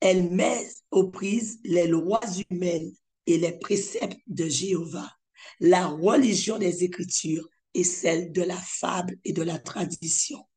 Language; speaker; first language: French; native; French